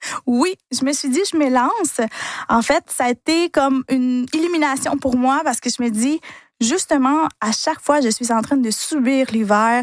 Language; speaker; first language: French; early bilingual, other home language; Spanish